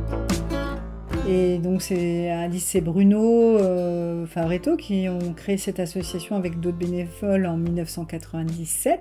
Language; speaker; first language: French; native; French